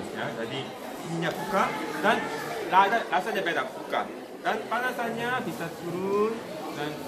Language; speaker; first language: Indonesian; non-native, learner; Korean